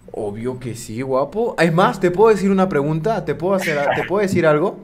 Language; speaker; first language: Spanish; native; Spanish